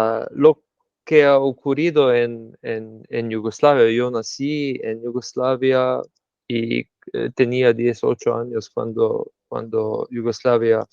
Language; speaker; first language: Spanish; non-native, fluent; Slovenian